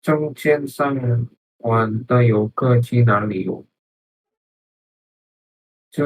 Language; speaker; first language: Chinese; non-native, learner; Indonesian